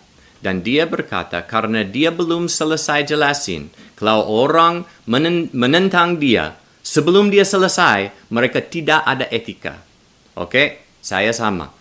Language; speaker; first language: Indonesian; non-native, learner; English